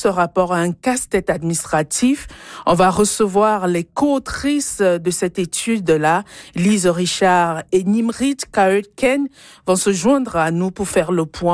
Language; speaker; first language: French; non-native, local second language; Ghomala